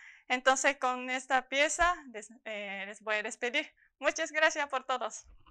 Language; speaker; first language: Spanish; non-native, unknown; Japanese